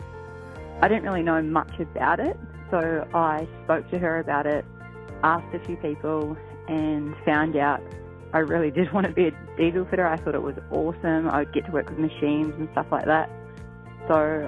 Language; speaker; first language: English; native; English